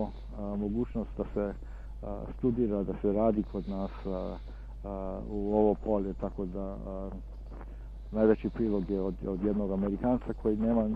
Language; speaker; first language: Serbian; early bilingual, heritage; Serbian